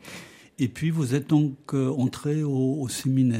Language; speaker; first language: French; native; French